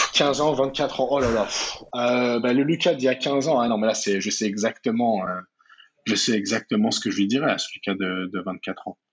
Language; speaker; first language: French; native; French